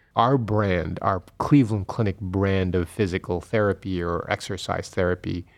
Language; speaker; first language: English; non-native, local second language; Filipino